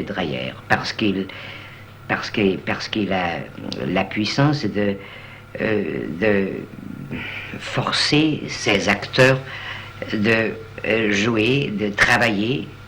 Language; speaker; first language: French; non-native, learner; Danish